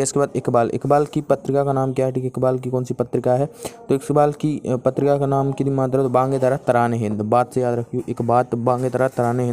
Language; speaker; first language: Hindi; native; Hindi